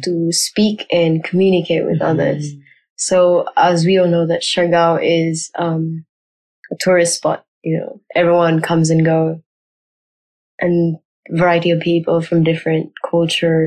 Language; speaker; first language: English; non-native, local second language; Surigaonon